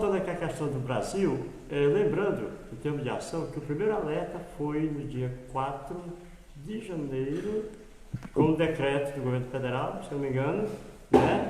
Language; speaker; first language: Portuguese; native; Portuguese